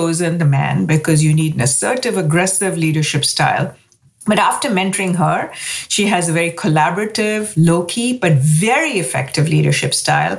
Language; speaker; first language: English; non-native, local second language; Hindi